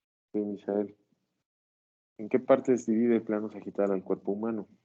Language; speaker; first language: Spanish; native; Spanish